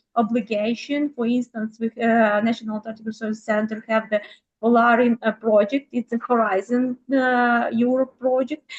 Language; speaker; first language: English; non-native, fluent; Ukrainian